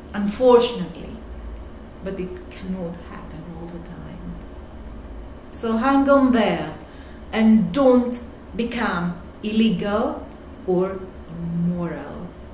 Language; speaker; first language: English; non-native, fluent; Greek